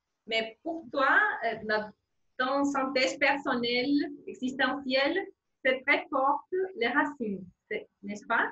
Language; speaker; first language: French; non-native, learner; Spanish